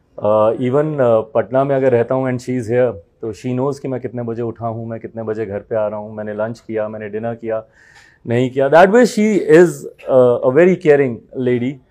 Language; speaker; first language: Hindi; native; Hindi